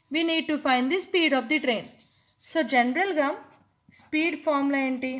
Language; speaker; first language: English; non-native, local second language; Telugu